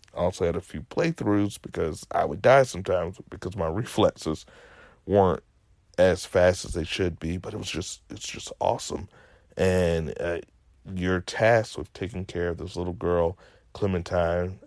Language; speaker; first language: English; native; English